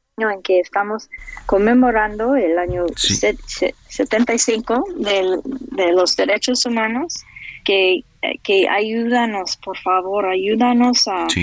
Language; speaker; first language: Spanish; non-native, fluent; English